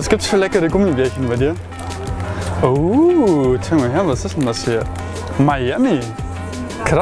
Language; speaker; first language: German; native; German